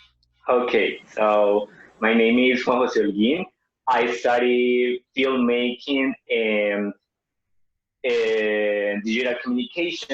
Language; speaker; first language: English; non-native, fluent; Spanish